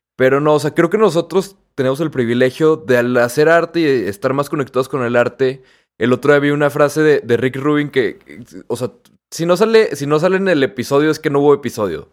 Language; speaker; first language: Spanish; native; Spanish